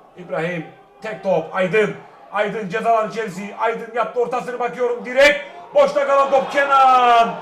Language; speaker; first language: Turkish; native; Turkish